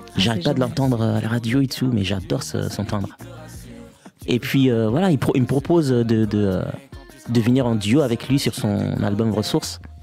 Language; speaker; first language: French; non-native, fluent; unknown